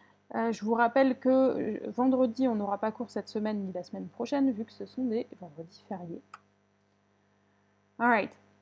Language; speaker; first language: French; native; French